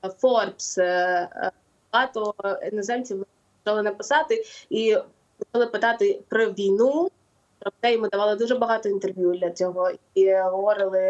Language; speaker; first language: Ukrainian; non-native, local second language; Russian